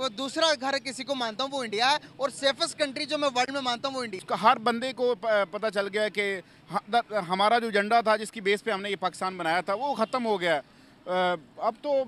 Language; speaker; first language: Urdu; non-native, local second language; Punjabi